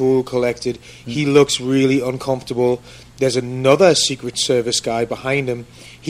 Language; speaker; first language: English; native; English